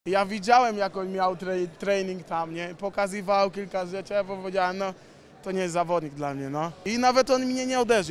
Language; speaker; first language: Polish; non-native, learner; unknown